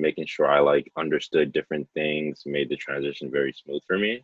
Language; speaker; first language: English; native; English